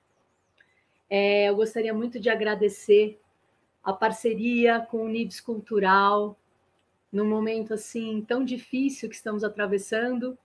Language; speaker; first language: Portuguese; native; Portuguese